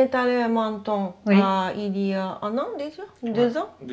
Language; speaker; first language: French; non-native, learner; Japanese